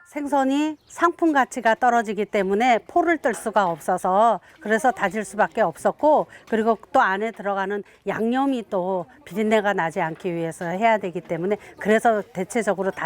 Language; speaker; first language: Korean; native; Korean